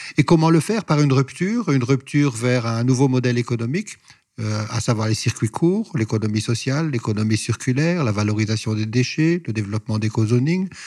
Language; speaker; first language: French; native; French